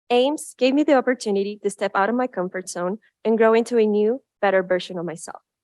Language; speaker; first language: English; non-native, fluent; Spanish